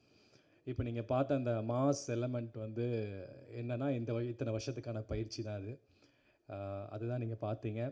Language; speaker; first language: Tamil; native; Tamil